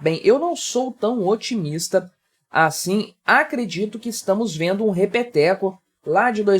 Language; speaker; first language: Portuguese; native; Portuguese